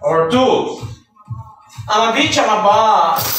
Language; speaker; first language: English; non-native, learner; Russian